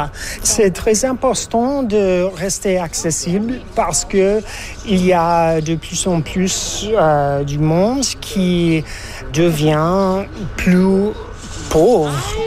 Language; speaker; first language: French; non-native, fluent; English